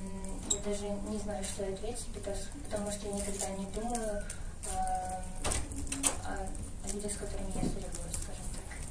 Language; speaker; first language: Russian; native; Russian